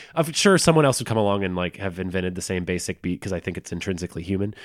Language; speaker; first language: English; native; English